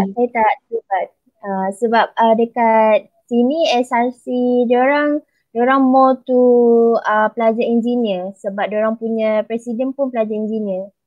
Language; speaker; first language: Malay; native; Malay